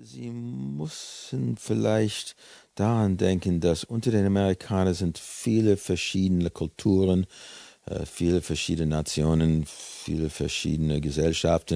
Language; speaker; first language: German; non-native, fluent; English